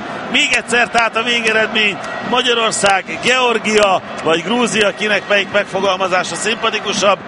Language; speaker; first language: Hungarian; native; Hungarian